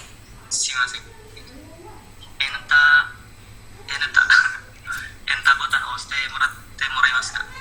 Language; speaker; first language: Japanese; non-native, learner; Indonesian